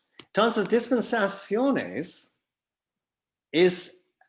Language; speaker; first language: Spanish; non-native, fluent; English